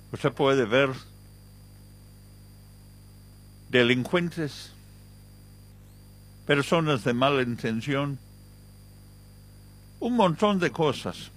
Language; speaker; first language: Spanish; non-native, fluent; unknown